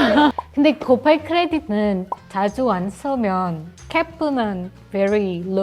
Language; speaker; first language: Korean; non-native, fluent; Indonesian